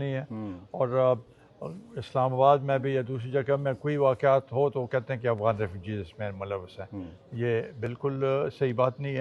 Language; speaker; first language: Urdu; non-native, local second language; Pashto